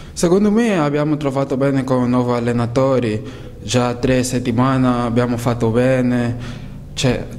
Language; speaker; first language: Italian; non-native, learner; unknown